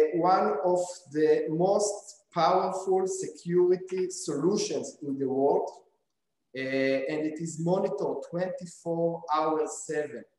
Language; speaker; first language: English; non-native, fluent; Hebrew